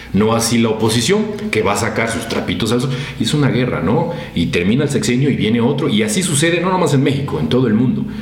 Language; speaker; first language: Spanish; native; Spanish